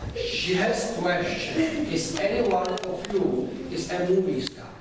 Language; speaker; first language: English; non-native, learner; Czech